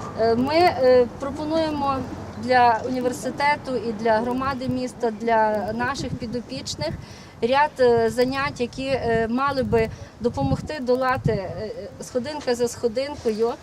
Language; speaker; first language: Ukrainian; native; Ukrainian